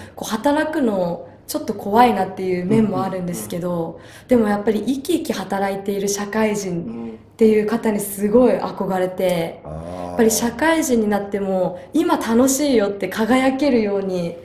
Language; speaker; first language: Japanese; native; Japanese